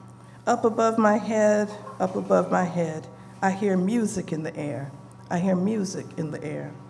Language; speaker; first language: English; native; English